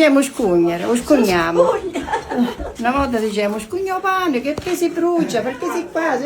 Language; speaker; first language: Italian; native; Italian